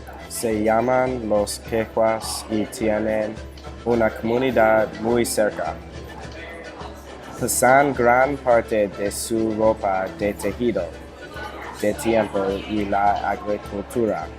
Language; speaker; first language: Spanish; non-native, learner; English